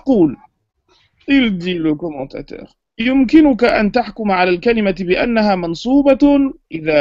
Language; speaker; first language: Arabic; non-native, fluent; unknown